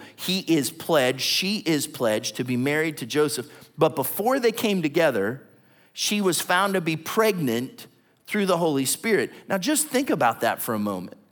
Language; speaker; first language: English; native; English